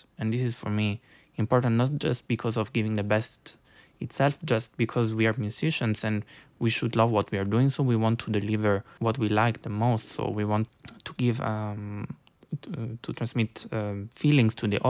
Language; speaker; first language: English; non-native, fluent; Italian